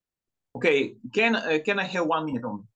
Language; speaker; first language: English; non-native, learner; Ukrainian